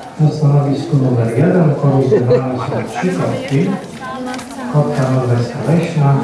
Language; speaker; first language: Polish; native; Polish